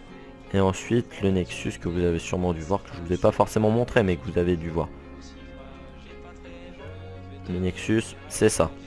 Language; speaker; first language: French; native; French